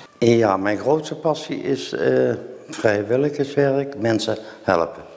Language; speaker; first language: Dutch; native; Dutch